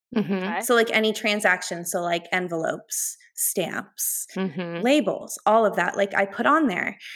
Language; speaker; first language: English; native; English